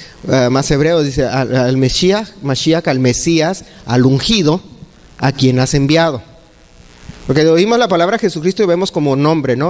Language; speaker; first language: Spanish; native; Spanish